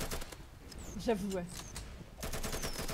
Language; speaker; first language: French; native; French